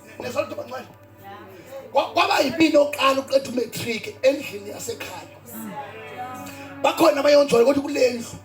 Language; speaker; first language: Zulu; non-native, local second language; Xhosa